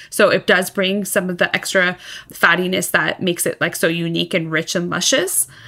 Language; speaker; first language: English; early bilingual, other home language; Persian